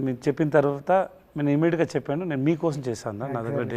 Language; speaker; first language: Telugu; non-native, learner; Tamil